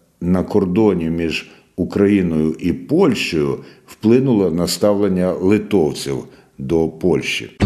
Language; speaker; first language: Ukrainian; native; Ukrainian